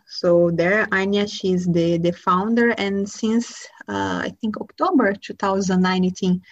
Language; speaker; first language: English; non-native, fluent; Portuguese